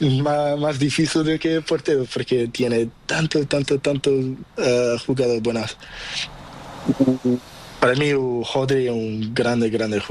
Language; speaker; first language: Spanish; non-native, learner; Portuguese